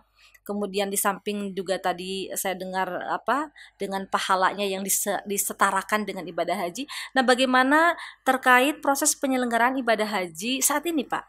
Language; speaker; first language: Indonesian; native; Indonesian